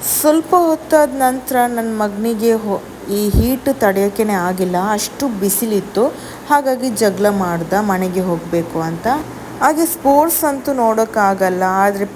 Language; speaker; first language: Kannada; native; Kannada